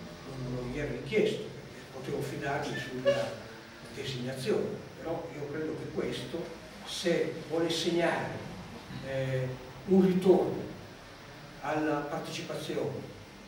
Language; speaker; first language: Italian; native; Italian